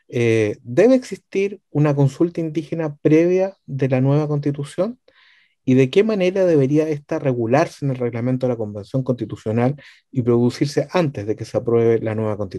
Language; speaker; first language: Spanish; native; Spanish